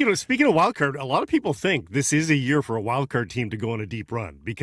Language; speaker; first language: English; native; English